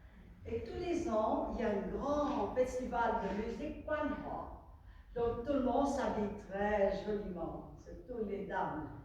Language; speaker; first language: French; non-native, fluent; Vietnamese